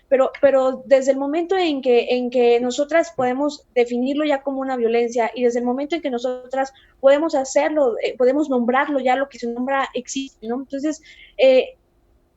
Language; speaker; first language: Spanish; native; Spanish